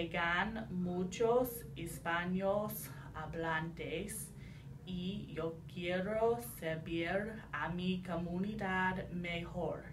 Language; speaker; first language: Spanish; non-native, learner; English